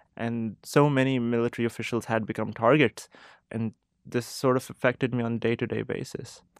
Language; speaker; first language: English; non-native, local second language; Urdu